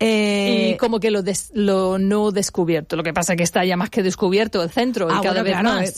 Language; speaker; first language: Spanish; non-native, fluent; English